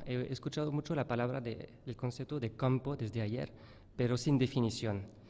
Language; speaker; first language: Spanish; non-native, fluent; French